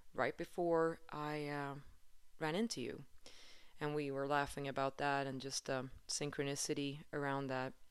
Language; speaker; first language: English; non-native, fluent; Swedish